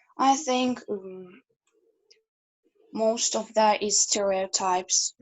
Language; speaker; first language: English; non-native, learner; Russian